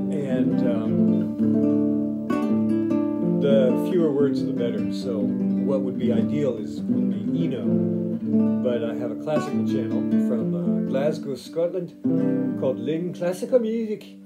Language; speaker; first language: English; native; English